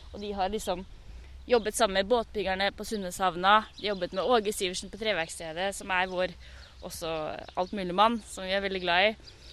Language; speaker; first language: Norwegian; native; Norwegian